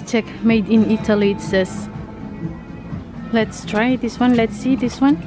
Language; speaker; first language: English; non-native, local second language; Filipino